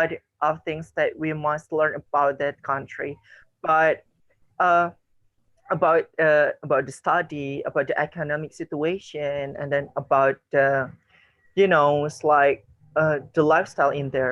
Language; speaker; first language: English; non-native, learner; Indonesian